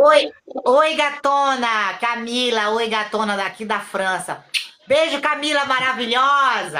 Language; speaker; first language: Portuguese; native; Portuguese